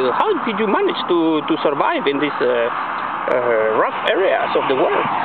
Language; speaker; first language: English; non-native, learner; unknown